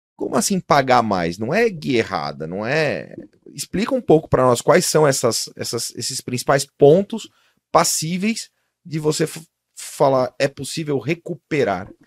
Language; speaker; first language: Portuguese; native; Portuguese